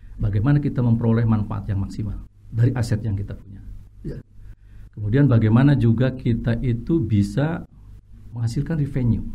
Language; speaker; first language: Indonesian; native; Indonesian